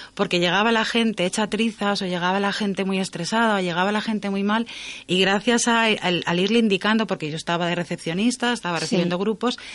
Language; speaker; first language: Spanish; native; Spanish